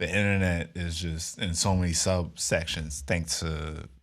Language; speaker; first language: English; native; English